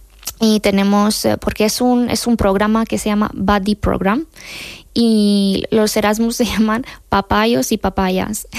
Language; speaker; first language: Spanish; non-native, fluent; Hungarian